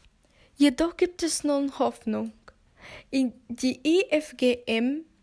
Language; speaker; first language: German; non-native, fluent; Turkish